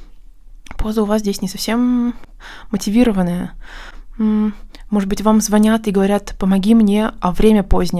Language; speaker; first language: Russian; native; Russian